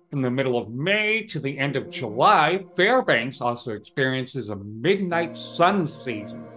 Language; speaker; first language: English; native; English